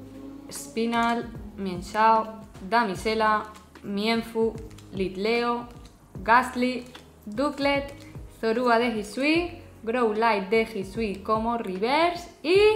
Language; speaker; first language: Spanish; native; Spanish